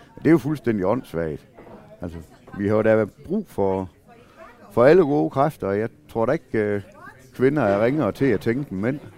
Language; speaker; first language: Danish; native; Danish